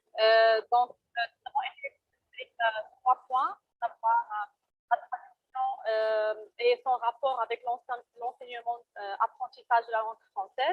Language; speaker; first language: French; non-native, local second language; Arabic